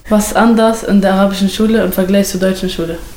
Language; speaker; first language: German; early bilingual, other home language; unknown